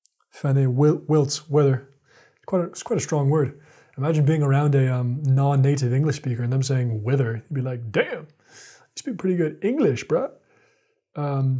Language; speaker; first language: English; native; English